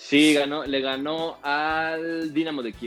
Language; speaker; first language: Spanish; native; Spanish